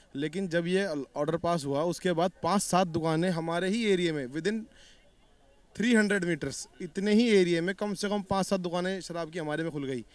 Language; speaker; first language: Hindi; native; Hindi